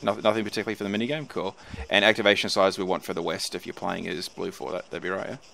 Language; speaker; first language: English; native; English